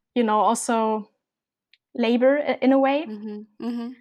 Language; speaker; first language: English; non-native, fluent; German